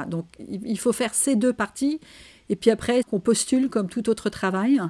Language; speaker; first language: French; non-native, fluent; Danish